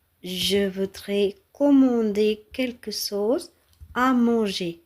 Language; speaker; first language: French; non-native, fluent; Tamil